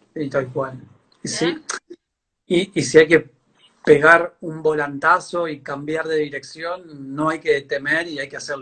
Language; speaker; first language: Spanish; native; Spanish